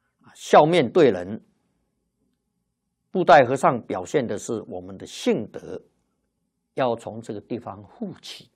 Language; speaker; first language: Chinese; native; Chinese